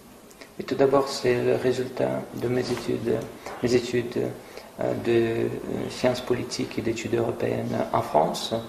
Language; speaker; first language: French; non-native, fluent; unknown